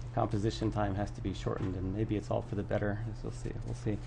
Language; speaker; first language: English; native; English